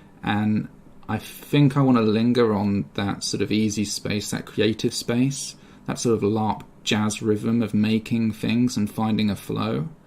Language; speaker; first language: English; native; English